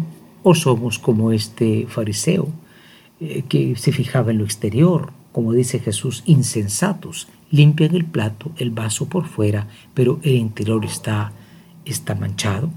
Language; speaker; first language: Spanish; native; Spanish